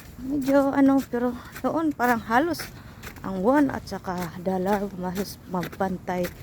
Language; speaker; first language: Filipino; non-native, local second language; Bikol